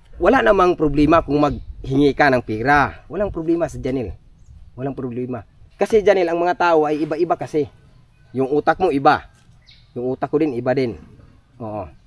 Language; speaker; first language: Filipino; non-native, local second language; Cebuano